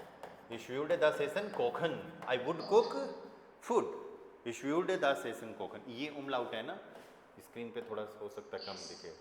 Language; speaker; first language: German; non-native, fluent; Hindi